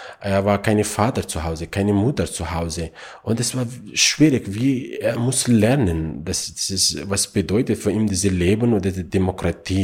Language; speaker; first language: German; non-native, learner; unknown